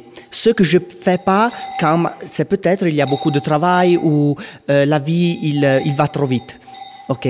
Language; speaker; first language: French; non-native, local second language; Italian